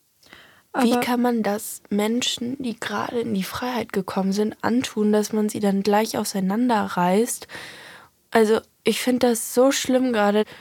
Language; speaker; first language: German; native; German